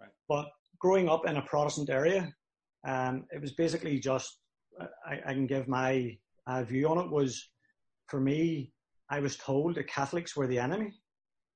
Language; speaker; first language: English; native; English